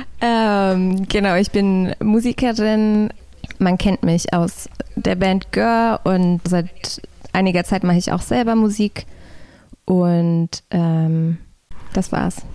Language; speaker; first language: German; early bilingual, other home language; Polish